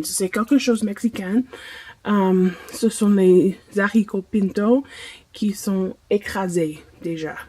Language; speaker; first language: French; non-native, fluent; English